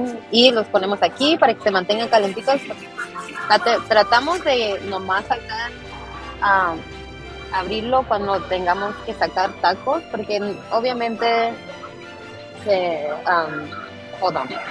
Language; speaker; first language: Spanish; early bilingual, heritage; Spanish